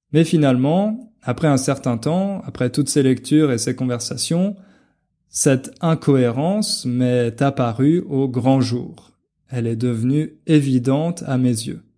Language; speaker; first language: French; native; French